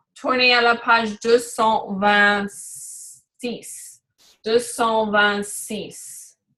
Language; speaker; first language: French; non-native, learner; English